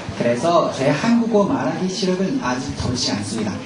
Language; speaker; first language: Korean; non-native, learner; Chinese